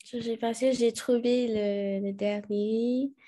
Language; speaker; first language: French; non-native, learner; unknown